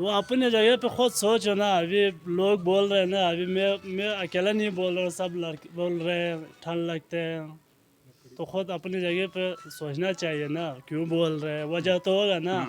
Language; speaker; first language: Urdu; non-native, local second language; Balti